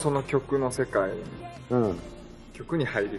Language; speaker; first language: Japanese; native; Japanese